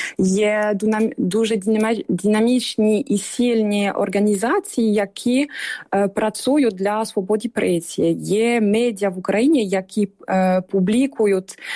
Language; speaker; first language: Ukrainian; non-native, fluent; French